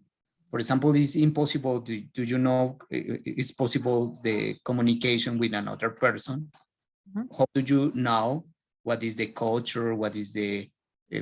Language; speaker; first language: English; non-native, learner; Spanish